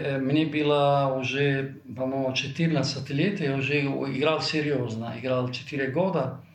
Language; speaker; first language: Russian; non-native, fluent; Italian